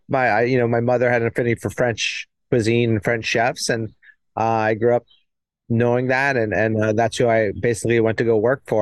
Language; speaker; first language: English; native; English